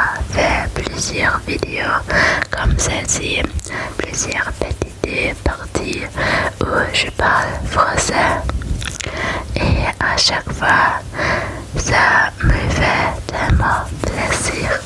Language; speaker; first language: French; non-native, learner; German